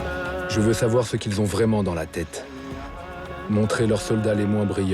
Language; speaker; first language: French; native; French